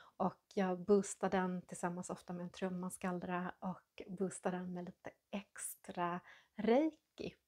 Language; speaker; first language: Swedish; native; Swedish